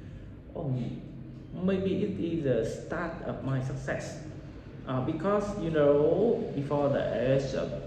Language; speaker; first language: English; non-native, learner; Vietnamese